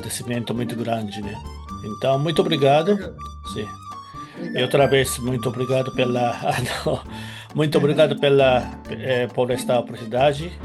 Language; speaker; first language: Portuguese; non-native, fluent; Japanese